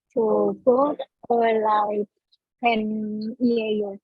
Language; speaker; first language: Korean; non-native, learner; Indonesian